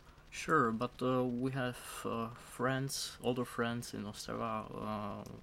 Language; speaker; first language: English; non-native, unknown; Czech